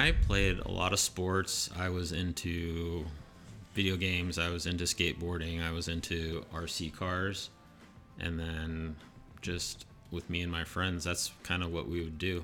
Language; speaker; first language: English; native; English